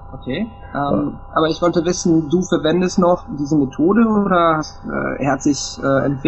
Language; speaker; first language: German; non-native, fluent; Italian